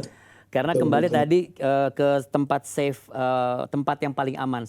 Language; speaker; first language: Indonesian; native; Indonesian